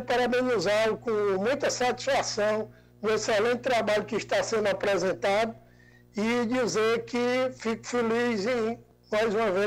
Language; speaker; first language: Portuguese; native; Portuguese